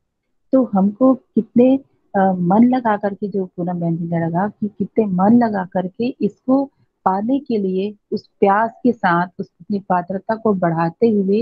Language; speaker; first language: Hindi; native; Hindi